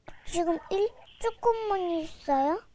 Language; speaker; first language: Korean; early bilingual, other home language; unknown